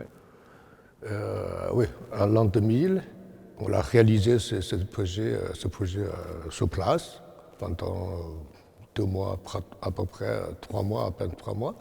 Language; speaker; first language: French; non-native, fluent; Chinese